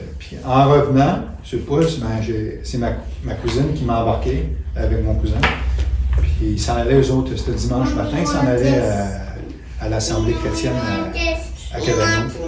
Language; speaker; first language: French; native; French